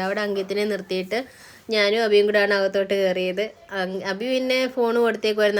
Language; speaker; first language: Malayalam; native; Malayalam